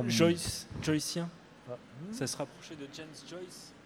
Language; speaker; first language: French; native; French